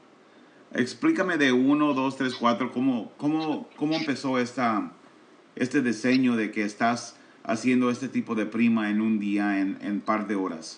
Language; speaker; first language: Spanish; early bilingual, heritage; Spanish